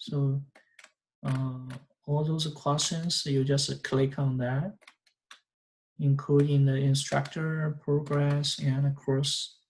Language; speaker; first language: English; non-native, fluent; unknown